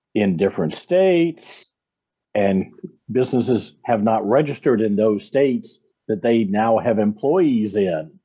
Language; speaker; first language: English; native; English